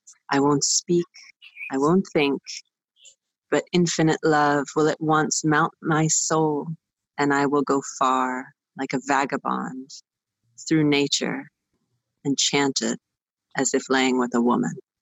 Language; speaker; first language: English; native; English